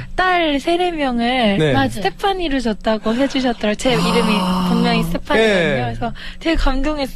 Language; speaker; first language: Korean; early bilingual, heritage; Korean